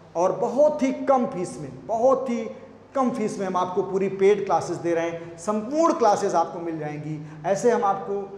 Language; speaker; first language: Hindi; native; Hindi